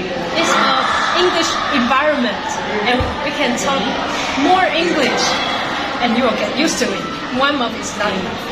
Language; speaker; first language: English; non-native, learner; Chinese